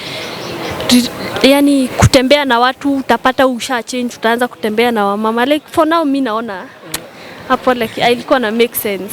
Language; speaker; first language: Swahili; non-native, local second language; Kikuyu